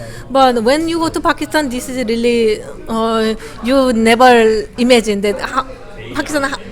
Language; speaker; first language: English; non-native, learner; Korean